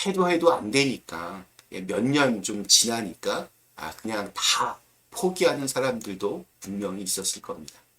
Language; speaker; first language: Korean; native; Korean